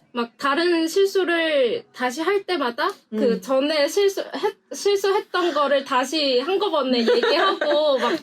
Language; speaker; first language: Korean; non-native, fluent; Vietnamese